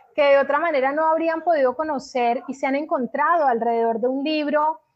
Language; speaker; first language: Spanish; native; Spanish